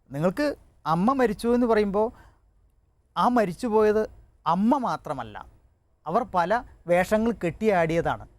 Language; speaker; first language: Malayalam; non-native, local second language; Tamil